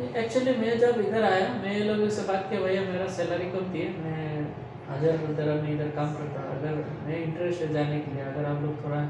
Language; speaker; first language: Hindi; non-native, learner; Bangla